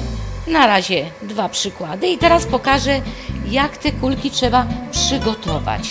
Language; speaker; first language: Polish; non-native, fluent; Italian